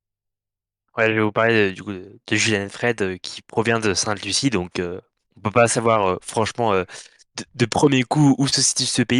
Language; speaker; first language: French; native; French